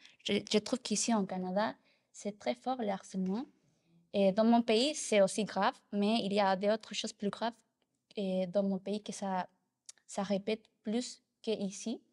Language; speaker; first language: French; non-native, learner; Spanish